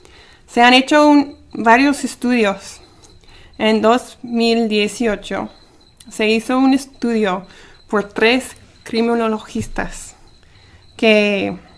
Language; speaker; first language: Spanish; early bilingual, heritage; Spanish